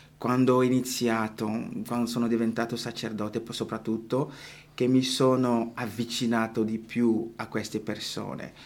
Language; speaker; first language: Italian; non-native, fluent; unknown